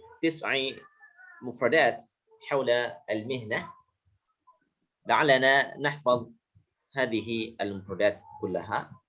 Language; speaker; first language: Arabic; non-native, fluent; Indonesian